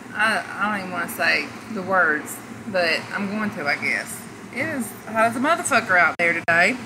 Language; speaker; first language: English; native; English